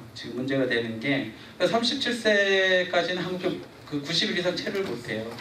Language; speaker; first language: Korean; native; Korean